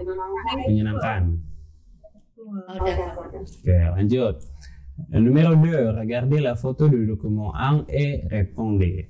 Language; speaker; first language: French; non-native, fluent; Indonesian